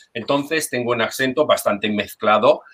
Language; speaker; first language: Spanish; non-native, fluent; English